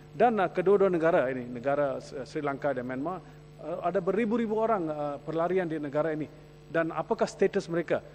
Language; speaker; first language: Malay; non-native, local second language; Tamil